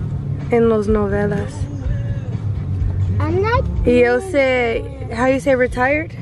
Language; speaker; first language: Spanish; non-native, learner; English